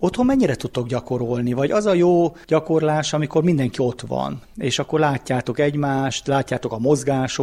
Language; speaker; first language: Hungarian; native; Hungarian